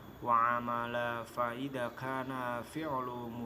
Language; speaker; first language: Arabic; non-native, learner; Indonesian